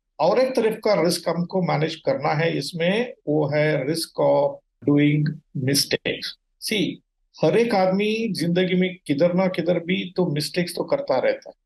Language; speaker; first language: Hindi; non-native, local second language; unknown